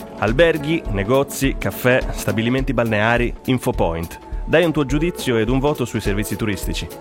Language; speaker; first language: Italian; native; Italian